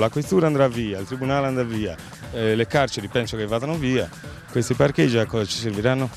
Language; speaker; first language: Italian; native; Italian